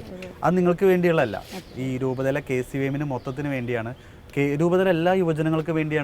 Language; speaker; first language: Malayalam; native; Malayalam